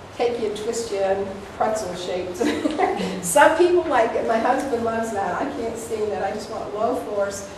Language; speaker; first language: English; native; English